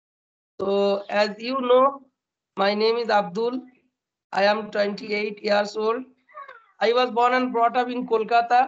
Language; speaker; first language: English; non-native, learner; Bangla